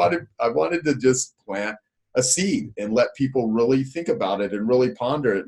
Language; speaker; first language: English; native; English